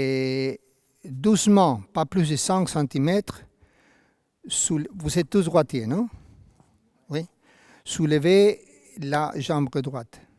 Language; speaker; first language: French; non-native, fluent; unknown